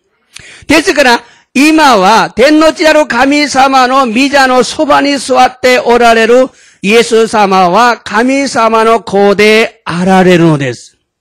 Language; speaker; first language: Japanese; non-native, fluent; Korean